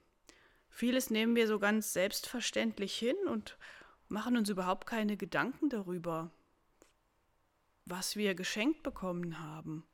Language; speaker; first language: German; native; German